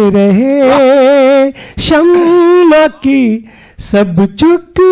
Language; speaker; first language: Hindi; native; Hindi